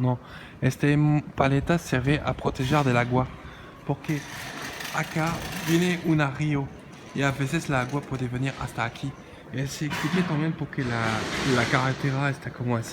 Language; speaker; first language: Spanish; non-native, learner; French